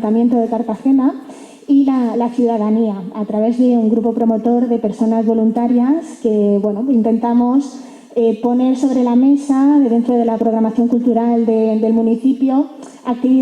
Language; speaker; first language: Spanish; native; Spanish